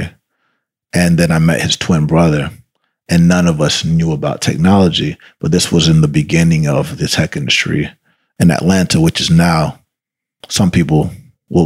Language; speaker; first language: English; early bilingual, other home language; Spanish